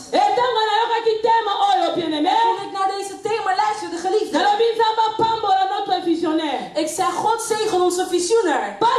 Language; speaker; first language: Dutch; non-native, learner; French